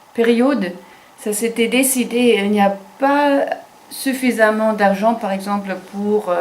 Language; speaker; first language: French; non-native, fluent; German